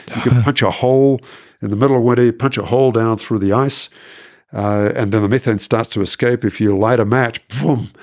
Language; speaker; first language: English; native; English